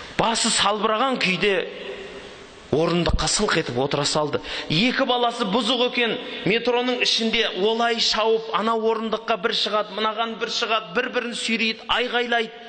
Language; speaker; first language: Kazakh; native; Kazakh